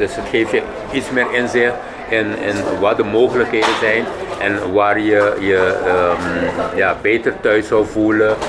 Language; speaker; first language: Dutch; non-native, local second language; Papiamento